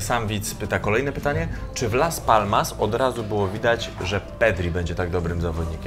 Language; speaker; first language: Polish; native; Polish